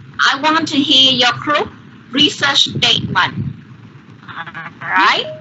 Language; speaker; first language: English; non-native, learner; Vietnamese